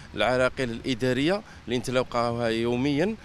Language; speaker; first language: Arabic; native; Arabic